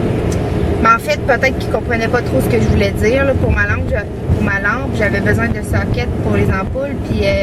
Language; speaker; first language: French; native; French